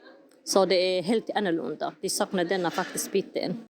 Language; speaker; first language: Swedish; non-native, fluent; Somali